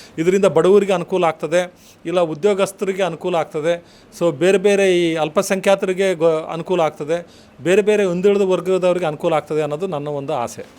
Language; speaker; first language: Kannada; native; Kannada